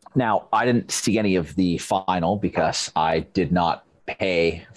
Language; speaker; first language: English; native; English